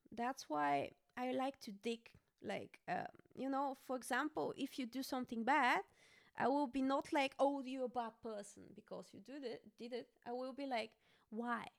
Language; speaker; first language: English; non-native, fluent; Bulgarian